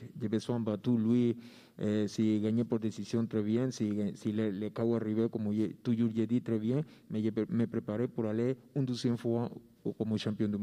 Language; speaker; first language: French; non-native, learner; Spanish